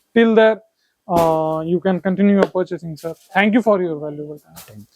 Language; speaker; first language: English; non-native, local second language; Tamil